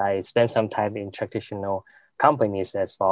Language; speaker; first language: English; non-native, local second language; Cantonese